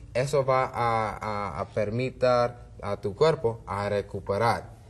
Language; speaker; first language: Spanish; non-native, learner; English